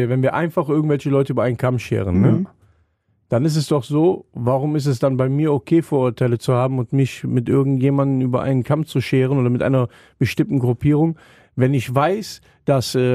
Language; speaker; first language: German; native; German